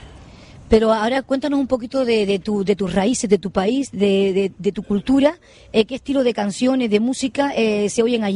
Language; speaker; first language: Spanish; native; Spanish